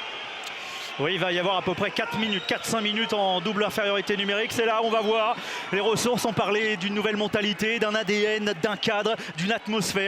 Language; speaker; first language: French; native; French